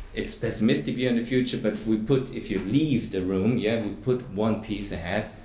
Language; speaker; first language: English; non-native, fluent; German